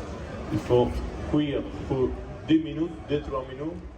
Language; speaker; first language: French; non-native, learner; Italian